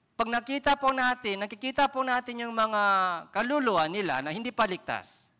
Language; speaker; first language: Filipino; non-native, fluent; Korean